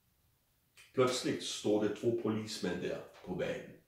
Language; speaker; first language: Swedish; non-native, fluent; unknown